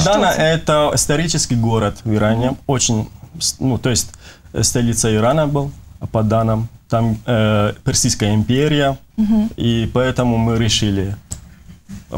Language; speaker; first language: Russian; non-native, fluent; Persian